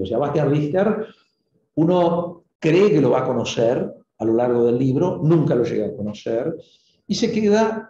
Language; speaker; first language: Spanish; native; Spanish